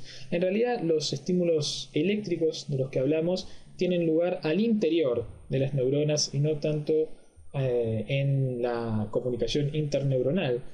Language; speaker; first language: Spanish; native; Spanish